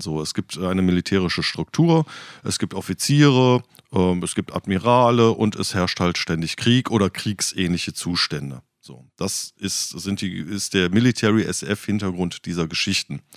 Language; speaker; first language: German; native; German